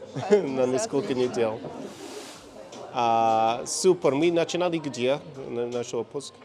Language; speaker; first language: Russian; non-native, learner; English